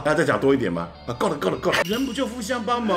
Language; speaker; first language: Chinese; native; Chinese